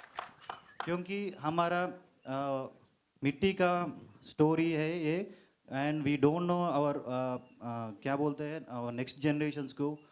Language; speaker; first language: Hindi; non-native, local second language; Telugu